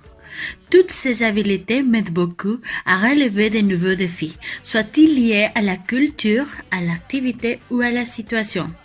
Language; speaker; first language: French; non-native, fluent; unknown